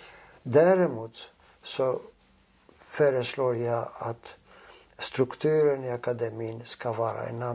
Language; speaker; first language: Swedish; non-native, fluent; Greek